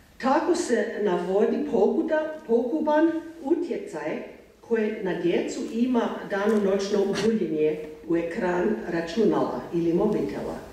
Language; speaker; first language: Croatian; non-native, fluent; English